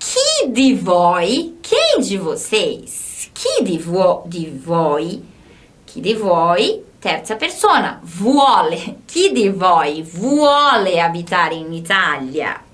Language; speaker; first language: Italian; non-native, fluent; Portuguese